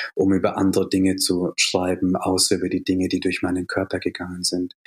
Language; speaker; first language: German; native; German